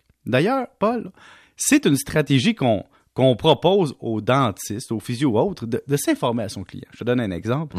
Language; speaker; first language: French; native; French